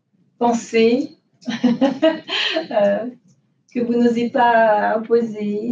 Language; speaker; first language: French; native; French